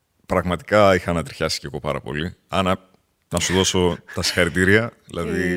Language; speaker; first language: Greek; native; Greek